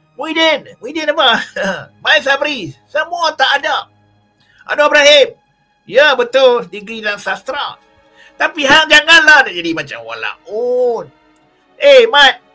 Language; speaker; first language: Malay; native; Malay